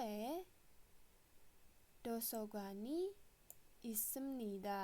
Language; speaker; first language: Korean; non-native, fluent; Indonesian